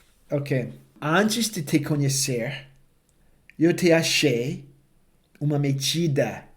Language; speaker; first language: Portuguese; non-native, fluent; English